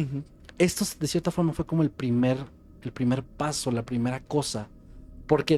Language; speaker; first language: Spanish; native; Spanish